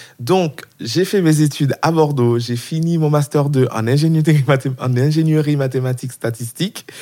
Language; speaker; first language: French; non-native, local second language; Haitian Creole